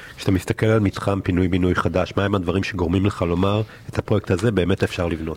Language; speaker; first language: Hebrew; native; Hebrew